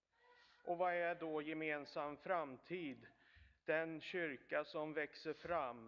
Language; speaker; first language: Swedish; native; Swedish